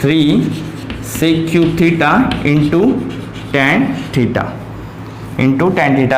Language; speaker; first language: Hindi; native; Hindi